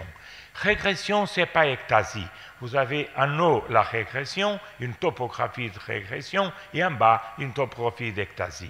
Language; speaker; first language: French; non-native, fluent; Portuguese